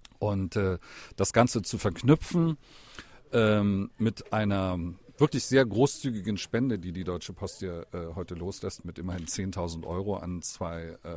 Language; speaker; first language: German; native; German